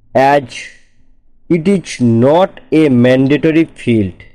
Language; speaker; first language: English; non-native, local second language; Bangla